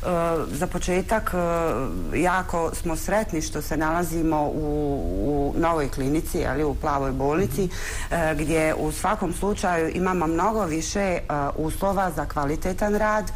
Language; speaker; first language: Bosnian; native; Bosnian